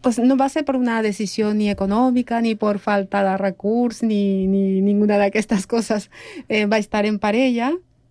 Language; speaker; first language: Catalan; non-native, fluent; Spanish